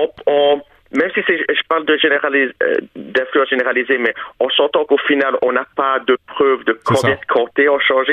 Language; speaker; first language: French; native; French